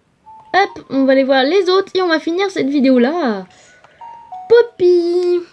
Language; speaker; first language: French; native; French